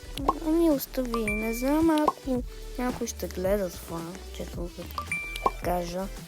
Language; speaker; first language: Bulgarian; early bilingual, heritage; Bulgarian